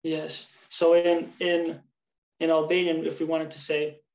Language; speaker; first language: English; early bilingual, other home language; Albanian